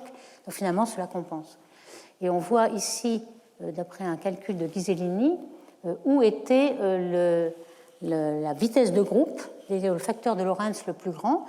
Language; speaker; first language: French; native; French